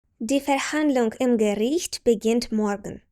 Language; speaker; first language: German; non-native, fluent; Ukrainian